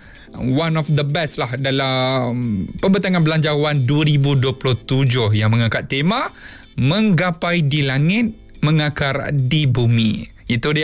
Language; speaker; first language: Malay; native; Malay